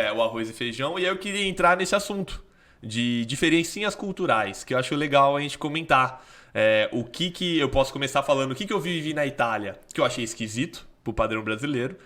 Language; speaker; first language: Portuguese; native; Portuguese